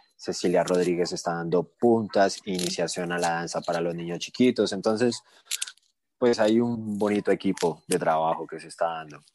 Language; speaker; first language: Spanish; native; Spanish